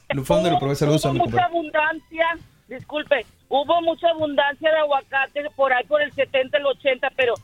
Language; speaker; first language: Spanish; native; Spanish